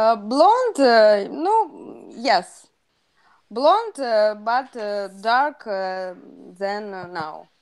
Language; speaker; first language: English; non-native, learner; Russian